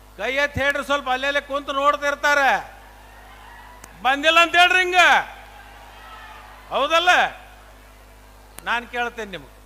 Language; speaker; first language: Kannada; native; Kannada